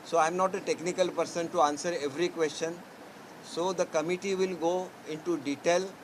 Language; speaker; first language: English; non-native, local second language; Marathi